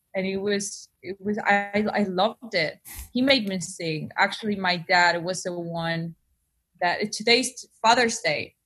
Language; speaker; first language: English; non-native, fluent; Spanish